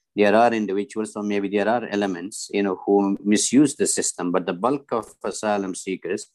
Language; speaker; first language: English; non-native, fluent; Persian